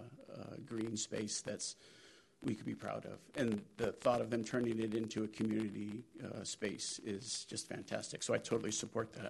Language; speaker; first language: English; native; English